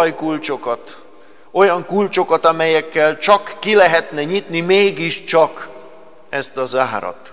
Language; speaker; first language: Hungarian; native; Hungarian